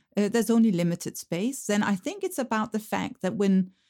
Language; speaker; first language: English; non-native, fluent; Danish